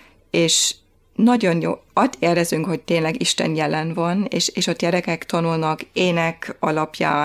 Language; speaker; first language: Hungarian; non-native, fluent; German